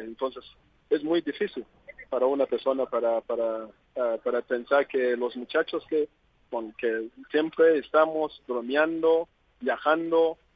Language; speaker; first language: Spanish; non-native, learner; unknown